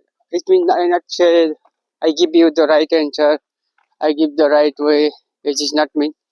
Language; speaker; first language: English; non-native, learner; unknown